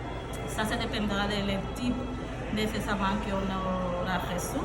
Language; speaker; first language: French; non-native, learner; Spanish